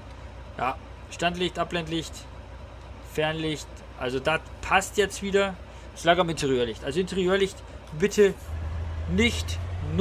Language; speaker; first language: German; native; German